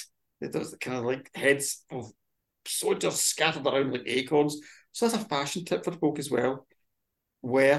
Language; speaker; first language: English; native; English